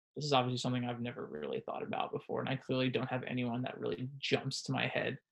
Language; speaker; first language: English; native; English